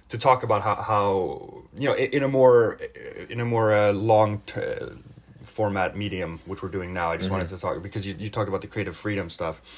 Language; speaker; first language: English; early bilingual, other home language; Swedish